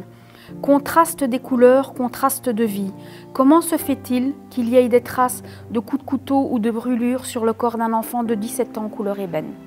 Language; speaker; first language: French; native; French